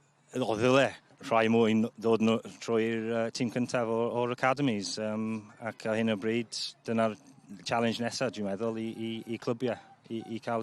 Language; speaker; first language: Welsh; non-native, local second language; English